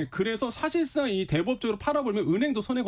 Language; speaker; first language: Korean; native; Korean